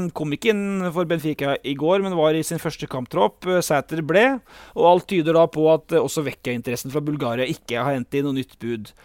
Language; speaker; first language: Norwegian; native; Norwegian